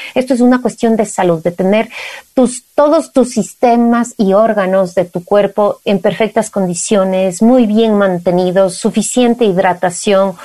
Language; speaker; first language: Spanish; native; Spanish